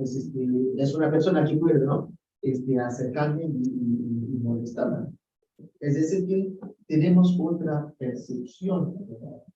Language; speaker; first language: Spanish; non-native, fluent; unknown